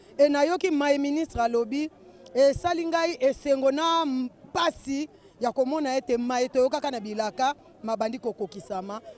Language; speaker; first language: Lingala; non-native, local second language; Kongo